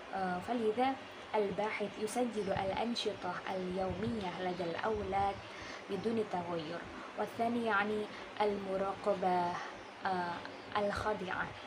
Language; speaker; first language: Arabic; non-native, learner; Indonesian